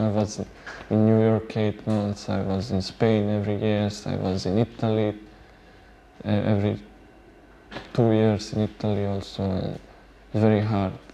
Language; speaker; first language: English; non-native, learner; Bosnian